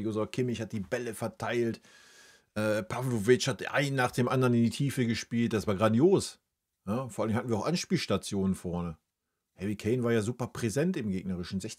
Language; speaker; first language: German; native; German